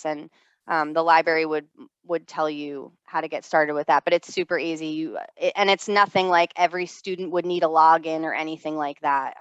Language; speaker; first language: English; native; English